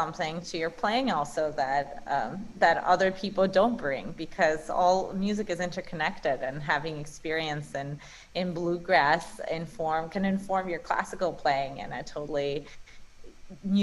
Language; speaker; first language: English; non-native, fluent; Russian